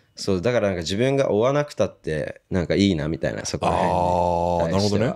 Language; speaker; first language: Japanese; native; Japanese